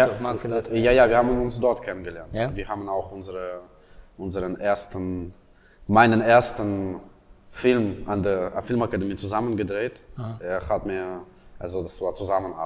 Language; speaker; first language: German; non-native, fluent; Russian